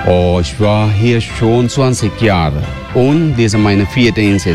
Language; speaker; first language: German; non-native, learner; Sinhala